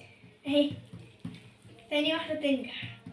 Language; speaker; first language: Arabic; native; Arabic